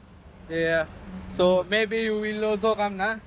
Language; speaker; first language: English; non-native, learner; Sinhala